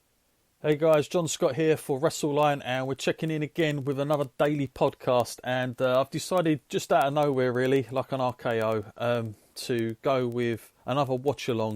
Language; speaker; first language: English; native; English